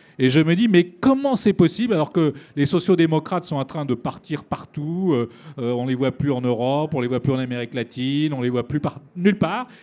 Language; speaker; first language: French; native; French